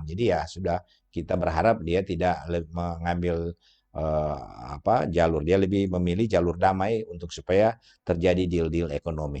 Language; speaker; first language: Indonesian; native; Indonesian